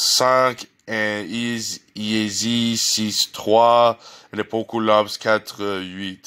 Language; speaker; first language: French; non-native, learner; English